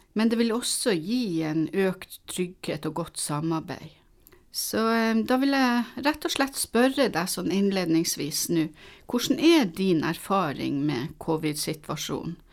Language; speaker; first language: Norwegian; native; Norwegian